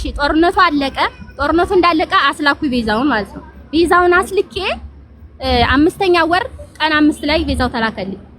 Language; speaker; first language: Amharic; native; Amharic